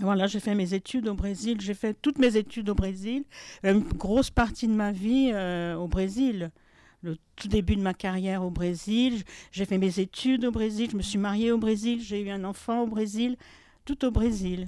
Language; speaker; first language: French; non-native, fluent; Portuguese